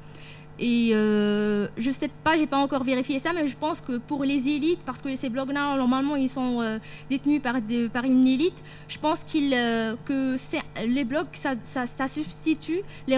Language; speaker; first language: French; non-native, local second language; Arabic